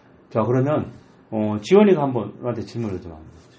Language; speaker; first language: Korean; native; Korean